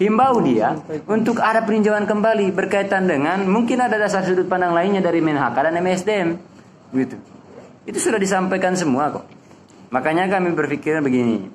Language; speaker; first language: Indonesian; native; Indonesian